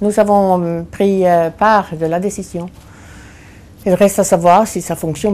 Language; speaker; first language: French; non-native, fluent; Swedish